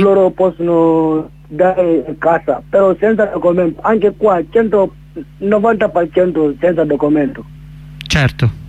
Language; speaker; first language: Italian; non-native, learner; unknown